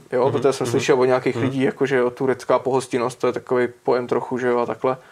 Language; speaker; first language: Czech; native; Czech